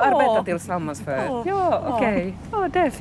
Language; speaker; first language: Swedish; non-native, fluent; Finnish